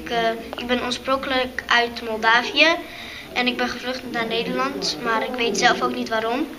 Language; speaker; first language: Dutch; early bilingual, other home language; Romanian